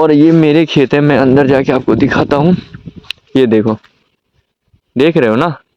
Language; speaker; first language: Hindi; native; Hindi